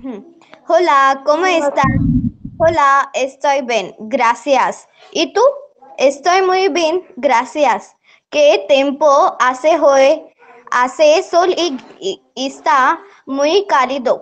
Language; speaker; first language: Spanish; non-native, learner; Marathi